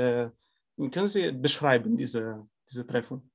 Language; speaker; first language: German; non-native, fluent; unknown